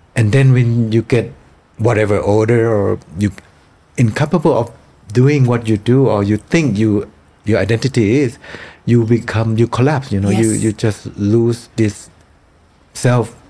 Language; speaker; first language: English; non-native, fluent; Thai